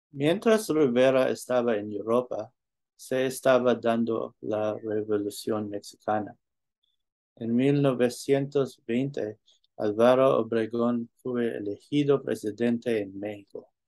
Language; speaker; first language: Spanish; non-native, learner; English